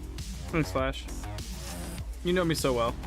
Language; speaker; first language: English; native; English